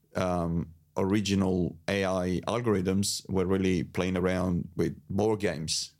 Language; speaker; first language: English; non-native, fluent; Italian